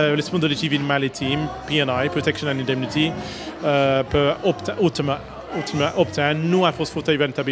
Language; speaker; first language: Romanian; non-native, learner; English